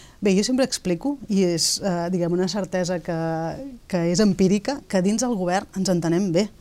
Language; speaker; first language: Catalan; native; Catalan